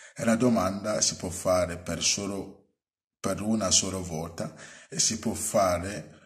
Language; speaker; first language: Italian; non-native, fluent; Akan